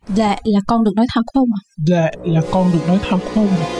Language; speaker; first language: Vietnamese; native; Vietnamese